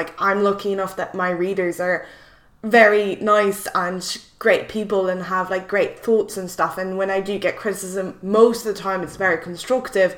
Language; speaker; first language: English; non-native, fluent; French